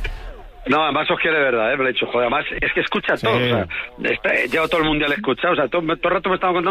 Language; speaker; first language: Spanish; native; Spanish